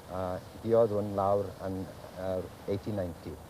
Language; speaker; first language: Welsh; native; Welsh